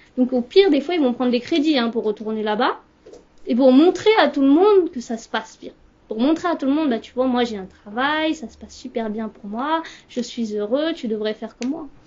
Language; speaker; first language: French; early bilingual, other home language; Punjabi